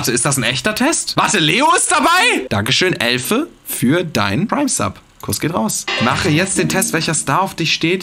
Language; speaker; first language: German; native; German